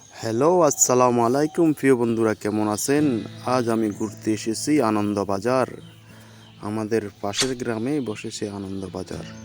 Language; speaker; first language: Bangla; native; Bangla